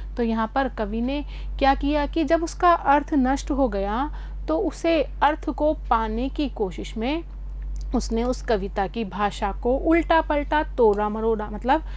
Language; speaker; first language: Hindi; native; Hindi